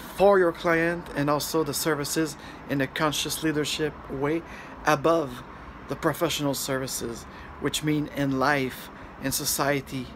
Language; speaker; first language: English; non-native, fluent; French